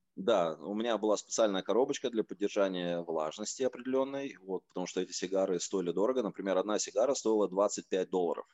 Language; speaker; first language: Russian; native; Russian